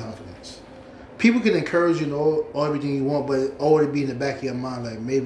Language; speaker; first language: English; native; English